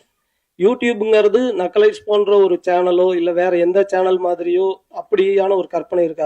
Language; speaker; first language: Tamil; native; Tamil